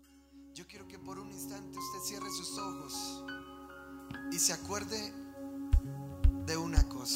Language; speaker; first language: Spanish; native; Spanish